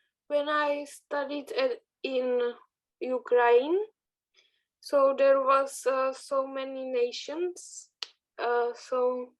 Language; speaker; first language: English; non-native, learner; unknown